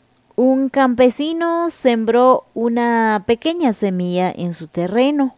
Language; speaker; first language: Spanish; native; Spanish